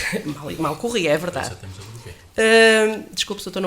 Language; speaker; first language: Portuguese; native; Portuguese